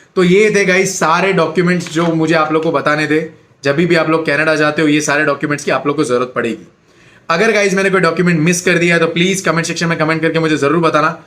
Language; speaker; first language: Hindi; non-native, local second language; Gujarati